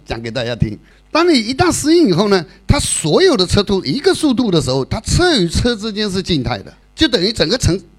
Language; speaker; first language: Chinese; native; Chinese